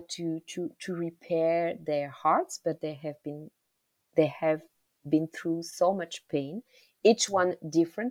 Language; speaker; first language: English; non-native, local second language; Kinyarwanda